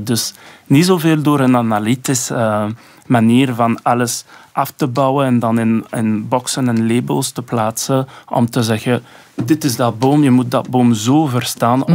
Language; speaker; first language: Dutch; non-native, local second language; French